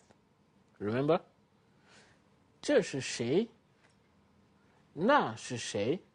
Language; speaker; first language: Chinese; non-native, fluent; French